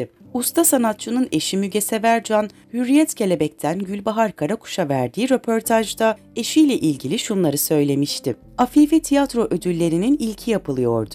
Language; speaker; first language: Turkish; native; Turkish